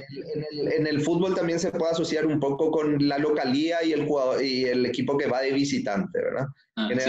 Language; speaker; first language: Spanish; native; Spanish